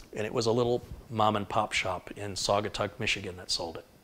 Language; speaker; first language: English; native; English